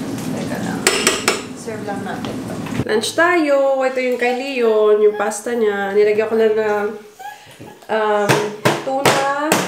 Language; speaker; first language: Filipino; native; Filipino